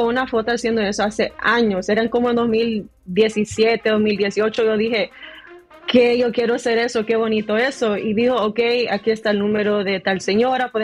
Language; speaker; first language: Spanish; early bilingual, heritage; Spanish